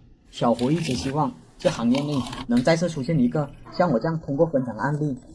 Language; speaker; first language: Chinese; native; Chinese